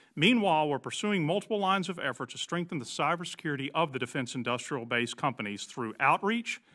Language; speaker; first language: English; native; English